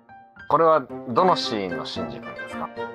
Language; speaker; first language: Japanese; native; Japanese